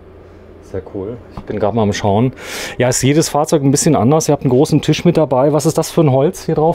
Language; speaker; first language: German; native; German